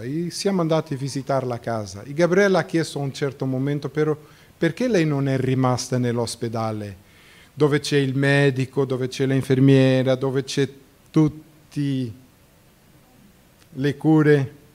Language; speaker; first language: Italian; non-native, fluent; Portuguese